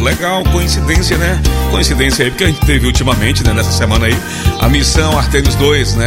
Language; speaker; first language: Portuguese; native; Portuguese